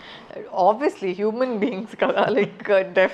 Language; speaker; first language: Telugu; non-native, fluent; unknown